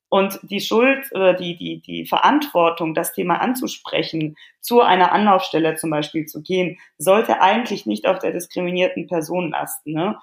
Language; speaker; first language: German; early bilingual, other home language; Polish